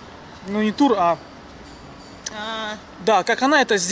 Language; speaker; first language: Russian; native; Russian